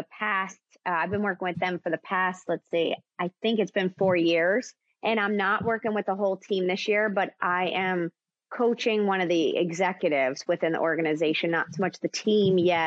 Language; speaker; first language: English; native; English